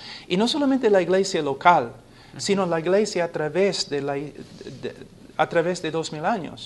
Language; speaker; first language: Spanish; non-native, fluent; English